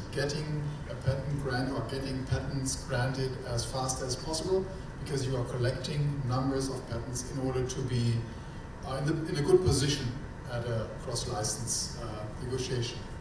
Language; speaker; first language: English; non-native, fluent; German